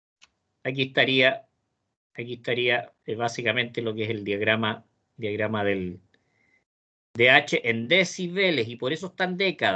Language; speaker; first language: Spanish; native; Spanish